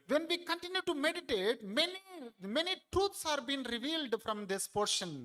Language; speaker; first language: English; non-native, local second language; Telugu